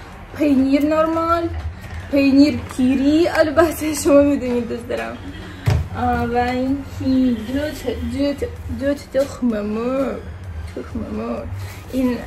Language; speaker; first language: Persian; non-native, learner; Turkish